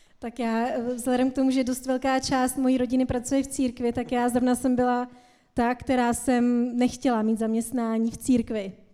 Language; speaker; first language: Czech; native; Czech